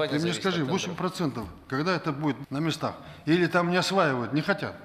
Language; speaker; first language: Russian; non-native, local second language; Kazakh